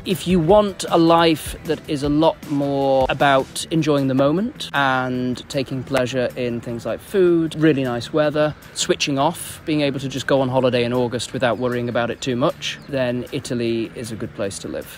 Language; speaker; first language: English; native; English